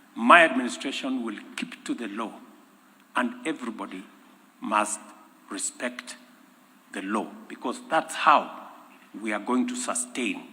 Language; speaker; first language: English; non-native, local second language; Kalenjin